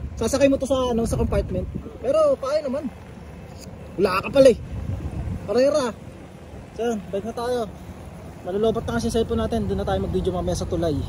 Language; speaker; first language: Filipino; native; Filipino